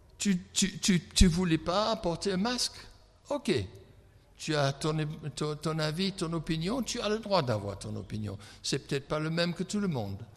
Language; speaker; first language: French; non-native, fluent; English